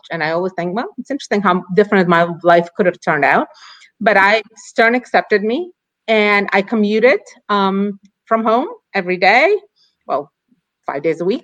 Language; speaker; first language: English; non-native, fluent; Ukrainian